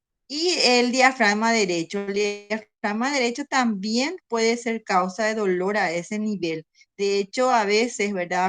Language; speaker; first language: Spanish; native; Spanish